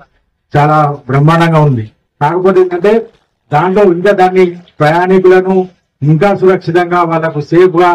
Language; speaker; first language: Telugu; native; Telugu